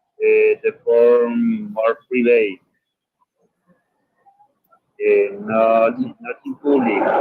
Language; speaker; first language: English; non-native, learner; Spanish